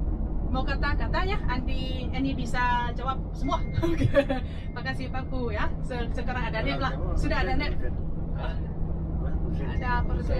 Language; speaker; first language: Indonesian; non-native, fluent; Vietnamese